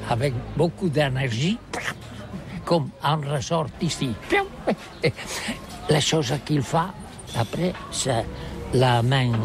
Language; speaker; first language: French; non-native, learner; Catalan